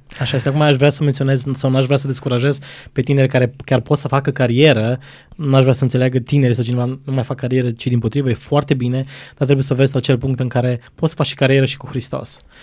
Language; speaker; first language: Romanian; non-native, local second language; Croatian